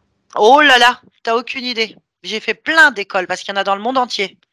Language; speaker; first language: French; native; French